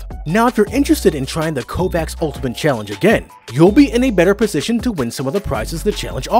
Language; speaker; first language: English; native; English